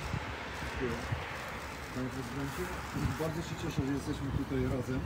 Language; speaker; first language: Polish; non-native, fluent; Ukrainian